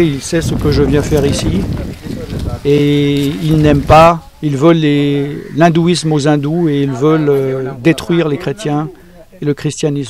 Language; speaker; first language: French; native; French